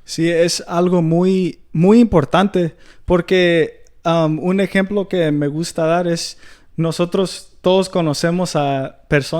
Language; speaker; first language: Spanish; early bilingual, heritage; Spanish